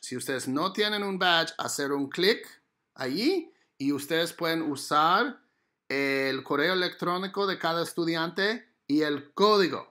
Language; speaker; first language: Spanish; non-native, fluent; English